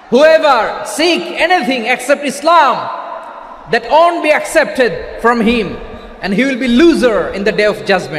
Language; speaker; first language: English; non-native, local second language; Bangla